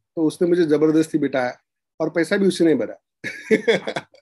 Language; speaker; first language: Hindi; non-native, local second language; Marathi